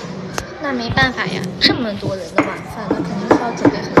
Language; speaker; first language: Chinese; native; Chinese